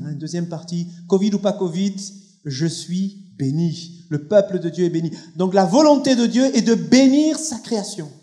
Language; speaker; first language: French; native; French